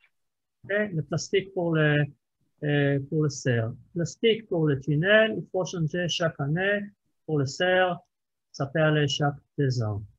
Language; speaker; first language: French; non-native, fluent; Hebrew